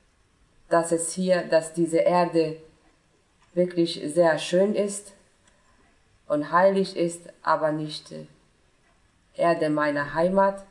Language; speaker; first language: German; non-native, fluent; Persian